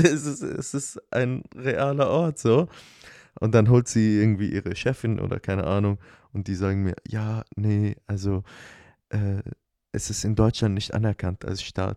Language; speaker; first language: German; non-native, fluent; Arabic